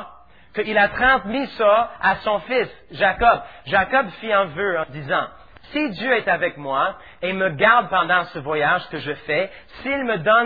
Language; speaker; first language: French; native; French